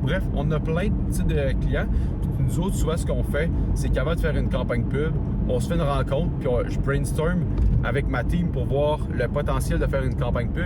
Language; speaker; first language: French; native; French